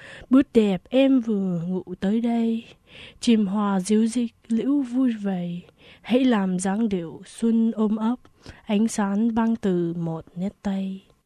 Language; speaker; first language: Vietnamese; early bilingual, heritage; Vietnamese